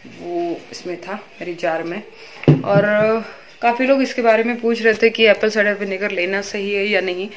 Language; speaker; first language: Hindi; native; Hindi